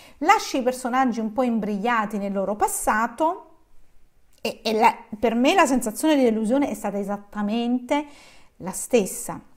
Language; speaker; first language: Italian; native; Italian